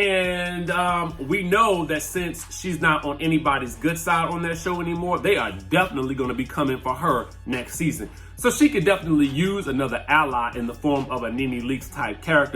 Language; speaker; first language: English; native; English